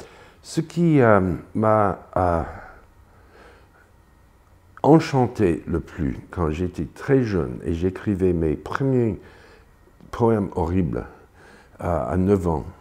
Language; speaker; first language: French; non-native, fluent; English